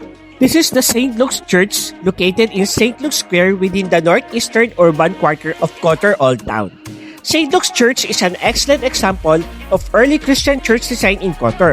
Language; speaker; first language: English; non-native, local second language; Filipino